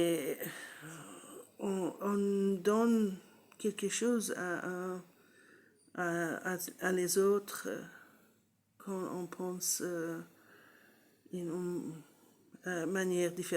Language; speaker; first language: French; non-native, learner; English